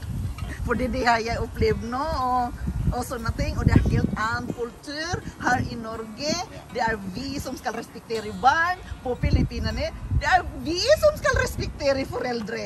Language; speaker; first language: Norwegian; non-native, learner; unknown